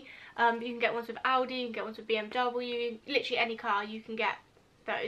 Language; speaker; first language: English; native; English